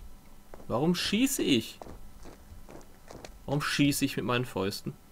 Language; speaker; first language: German; native; German